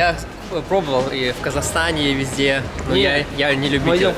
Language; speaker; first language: Russian; early bilingual, heritage; Russian